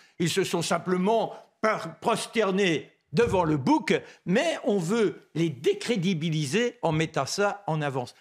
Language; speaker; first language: French; native; French